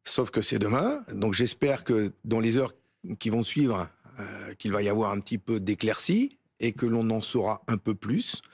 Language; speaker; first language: French; native; French